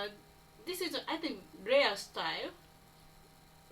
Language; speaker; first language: English; non-native, learner; Japanese